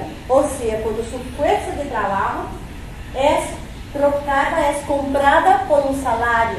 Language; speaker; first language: Spanish; non-native, fluent; Portuguese